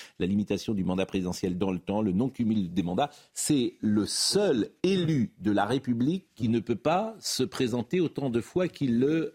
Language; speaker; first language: French; native; French